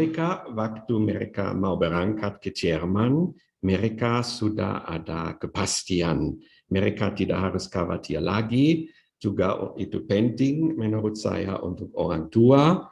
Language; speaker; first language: Indonesian; non-native, fluent; German